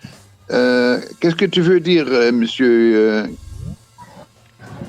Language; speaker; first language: French; non-native, fluent; Dutch